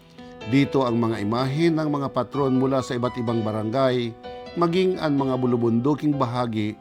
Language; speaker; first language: Filipino; non-native, local second language; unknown